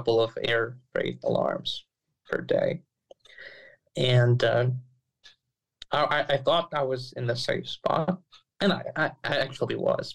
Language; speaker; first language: English; non-native, fluent; Ukrainian